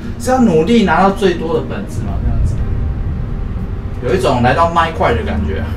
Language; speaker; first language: Chinese; native; Chinese